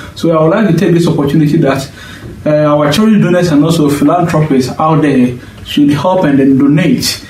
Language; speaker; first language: English; non-native, local second language; Akan